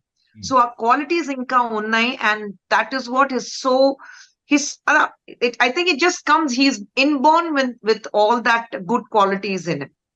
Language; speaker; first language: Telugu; non-native, fluent; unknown